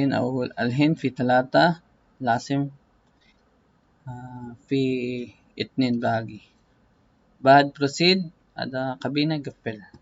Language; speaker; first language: Arabic; non-native, learner; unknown